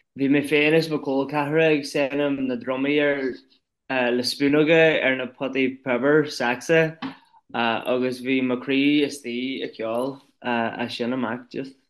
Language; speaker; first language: Irish; non-native, local second language; English